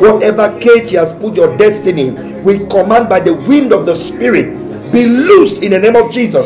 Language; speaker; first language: English; native; English